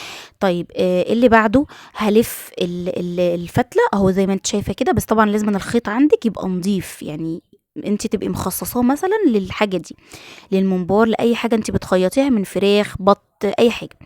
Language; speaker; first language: Arabic; native; Arabic